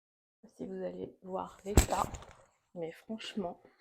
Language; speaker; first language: French; native; French